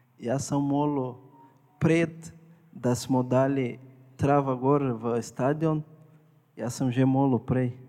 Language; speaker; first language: Slovenian; non-native, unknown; Portuguese